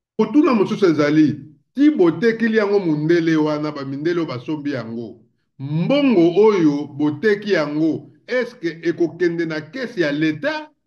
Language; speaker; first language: Lingala; native; Lingala